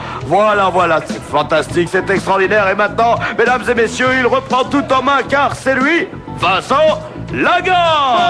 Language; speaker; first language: French; native; French